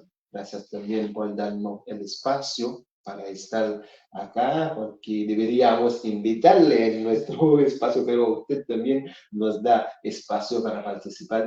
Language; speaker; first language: Spanish; non-native, fluent; Haitian Creole